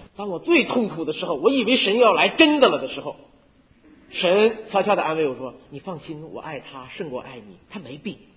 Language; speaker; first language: Chinese; native; Chinese